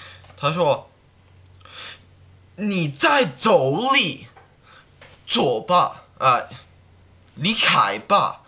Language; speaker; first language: Chinese; non-native, learner; English